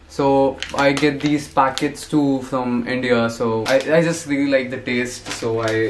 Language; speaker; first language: English; non-native, local second language; Hindi